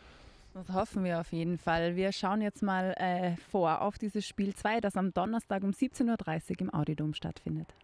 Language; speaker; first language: German; native; German